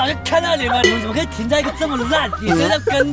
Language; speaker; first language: Chinese; native; Chinese